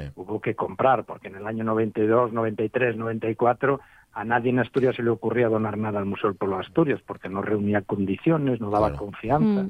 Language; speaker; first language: Spanish; native; Spanish